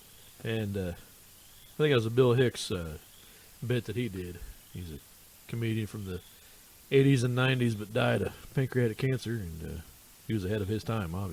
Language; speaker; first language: English; native; English